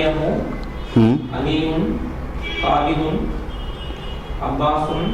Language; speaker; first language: Arabic; non-native, learner; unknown